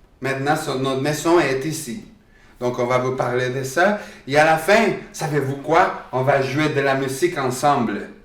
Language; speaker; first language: French; non-native, fluent; Spanish